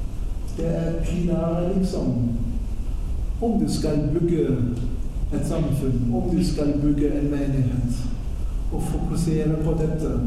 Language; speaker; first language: Norwegian; non-native, fluent; German